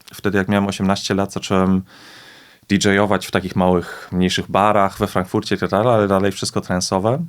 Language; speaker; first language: Polish; early bilingual, heritage; Polish